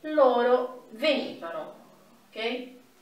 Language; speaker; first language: Italian; non-native, fluent; Portuguese